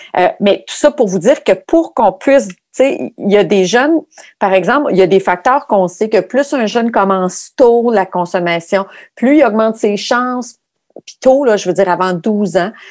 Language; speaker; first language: French; native; French